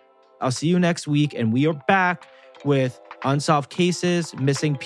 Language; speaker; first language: English; native; English